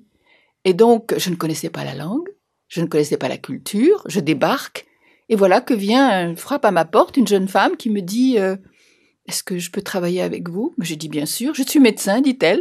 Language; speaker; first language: French; native; French